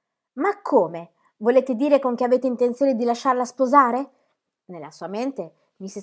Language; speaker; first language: Italian; native; Italian